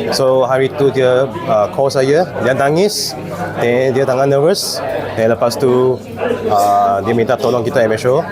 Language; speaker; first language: Malay; non-native, local second language; Chinese